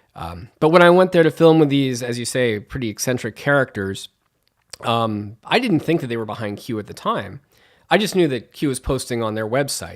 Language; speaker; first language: English; native; English